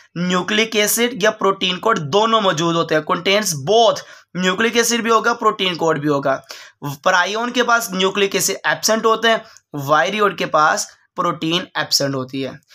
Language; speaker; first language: Urdu; non-native, local second language; Punjabi